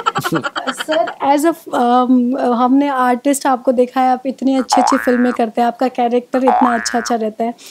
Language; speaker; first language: Hindi; native; Hindi